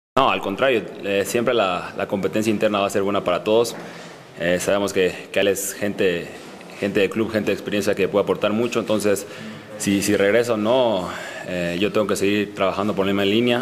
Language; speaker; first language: Spanish; native; Spanish